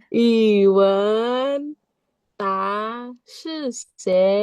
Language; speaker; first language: Chinese; non-native, learner; Indonesian